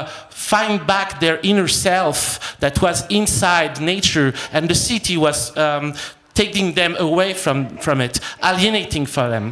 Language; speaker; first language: English; non-native, fluent; French